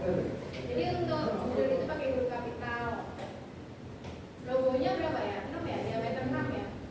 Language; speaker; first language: Indonesian; native; Indonesian